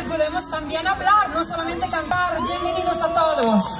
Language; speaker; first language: Spanish; non-native, fluent; Italian